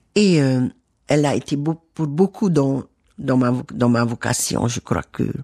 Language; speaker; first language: French; native; French